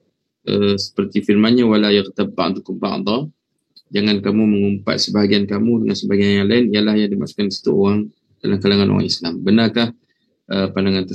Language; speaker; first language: Malay; native; Malay